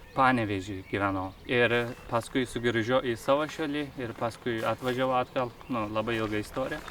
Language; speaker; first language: Lithuanian; non-native, fluent; Turkish